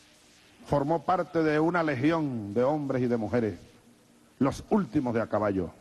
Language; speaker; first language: Spanish; native; Spanish